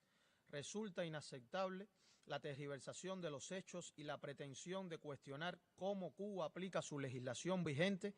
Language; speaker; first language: Spanish; native; Spanish